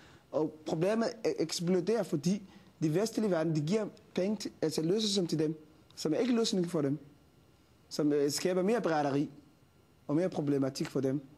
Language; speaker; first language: Danish; non-native, fluent; Somali